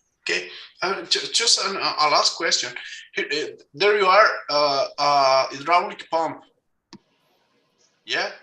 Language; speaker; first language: English; non-native, fluent; Spanish